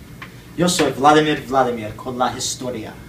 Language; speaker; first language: Spanish; non-native, learner; English